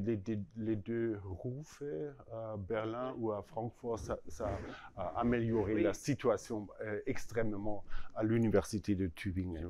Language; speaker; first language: French; non-native, learner; German